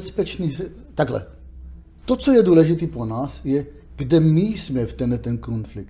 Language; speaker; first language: Czech; non-native, learner; Hebrew